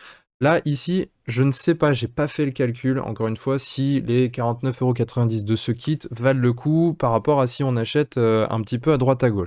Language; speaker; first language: French; native; French